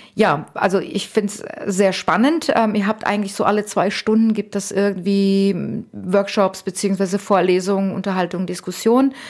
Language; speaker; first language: German; native; German